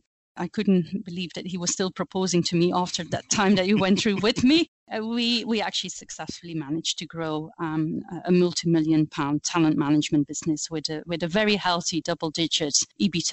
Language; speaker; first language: English; non-native, fluent; Dutch